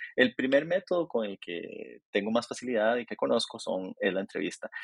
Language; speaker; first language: Spanish; native; Spanish